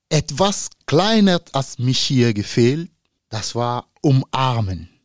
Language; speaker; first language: German; non-native, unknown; Dyula